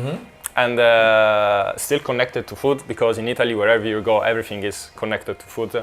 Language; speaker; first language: English; non-native, fluent; Italian